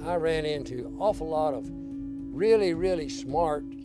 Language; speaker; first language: English; native; English